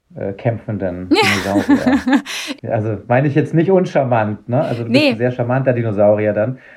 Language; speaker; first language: German; native; German